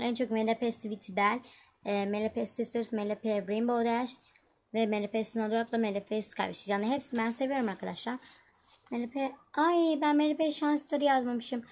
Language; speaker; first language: Turkish; native; Turkish